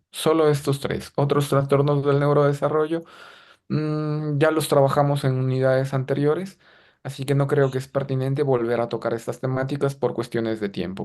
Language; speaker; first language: Spanish; native; Spanish